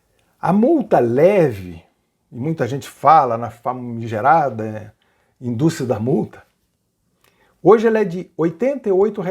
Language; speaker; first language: Portuguese; native; Portuguese